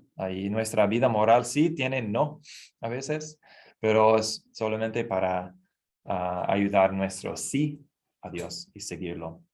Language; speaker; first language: Spanish; non-native, fluent; English